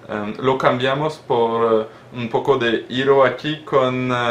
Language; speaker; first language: Spanish; non-native, learner; French